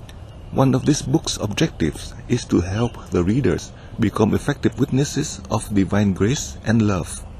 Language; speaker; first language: English; non-native, fluent; Vietnamese